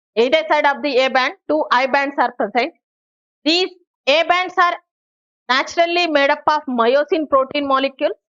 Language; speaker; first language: English; non-native, local second language; Telugu